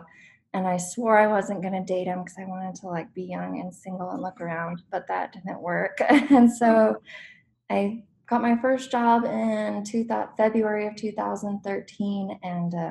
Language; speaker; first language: English; native; English